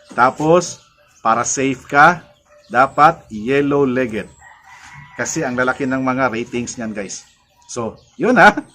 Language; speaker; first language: Filipino; non-native, local second language; Cebuano